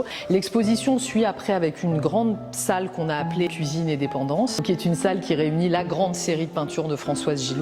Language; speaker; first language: French; native; French